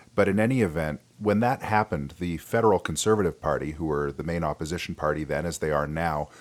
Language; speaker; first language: English; native; English